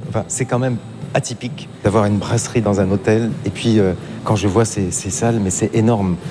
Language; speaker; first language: French; native; French